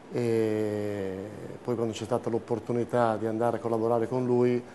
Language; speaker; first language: Italian; native; Italian